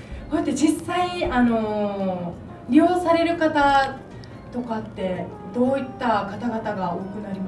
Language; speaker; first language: Japanese; native; Japanese